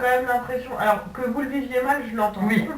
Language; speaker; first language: French; native; French